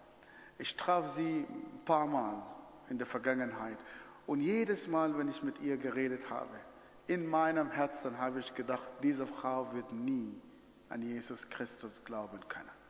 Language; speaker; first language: German; non-native, fluent; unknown